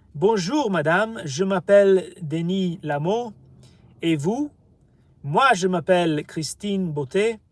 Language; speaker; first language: French; non-native, learner; English